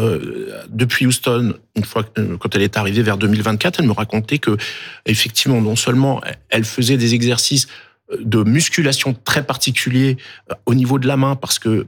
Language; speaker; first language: French; native; French